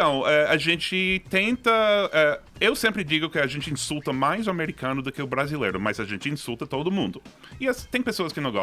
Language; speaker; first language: Portuguese; non-native, fluent; English